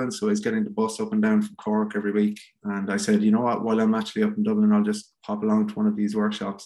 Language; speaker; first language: English; native; English